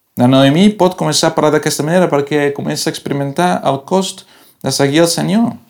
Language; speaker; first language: Catalan; non-native, local second language; Spanish